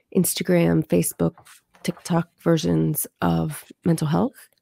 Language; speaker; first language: English; native; English